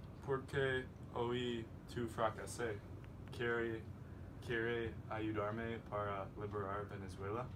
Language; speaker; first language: Spanish; non-native, learner; English